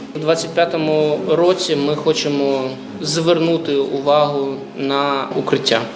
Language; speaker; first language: Ukrainian; non-native, fluent; German